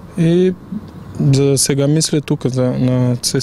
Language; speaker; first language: Bulgarian; non-native, learner; Portuguese